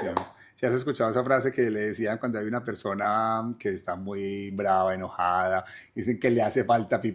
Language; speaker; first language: Spanish; native; Spanish